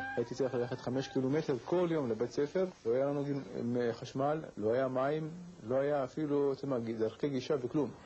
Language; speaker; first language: Hebrew; non-native, local second language; Arabic